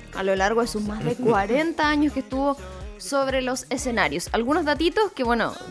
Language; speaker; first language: Spanish; native; Spanish